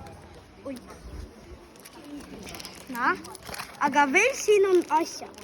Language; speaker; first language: Estonian; early bilingual, other home language; Ukrainian